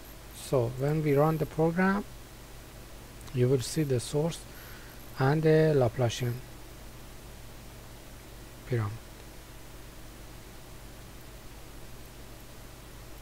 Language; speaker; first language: English; non-native, fluent; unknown